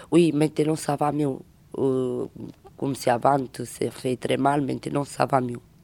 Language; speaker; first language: French; non-native, learner; Romanian